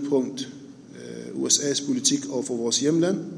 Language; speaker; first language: Danish; non-native, fluent; Arabic